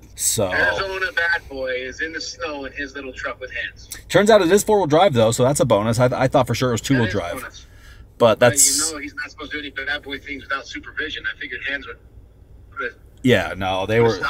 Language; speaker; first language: English; native; English